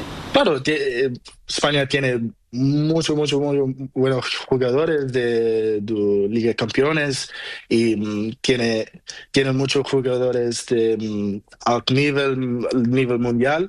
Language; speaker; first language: Spanish; non-native, learner; Portuguese